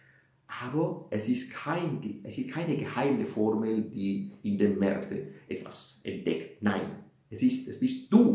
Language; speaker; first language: German; non-native, fluent; Italian